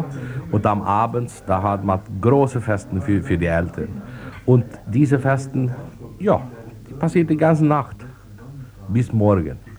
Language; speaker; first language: German; non-native, learner; Swedish